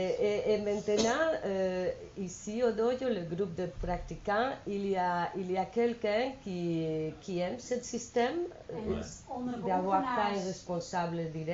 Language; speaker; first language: French; non-native, fluent; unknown